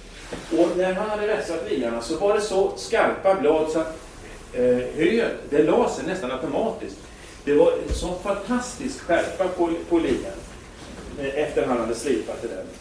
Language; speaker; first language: Swedish; native; Swedish